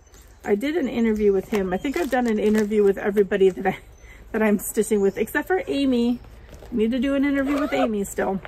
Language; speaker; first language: English; native; English